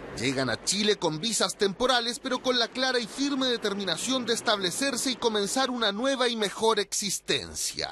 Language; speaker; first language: Spanish; native; Spanish